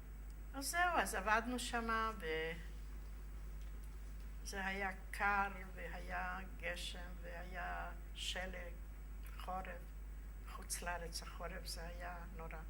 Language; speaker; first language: Hebrew; non-native, fluent; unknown